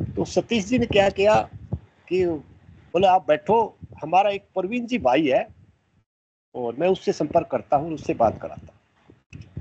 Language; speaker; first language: Hindi; native; Hindi